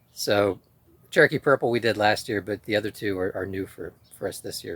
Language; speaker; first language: English; native; English